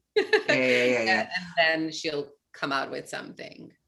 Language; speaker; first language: English; non-native, fluent; Albanian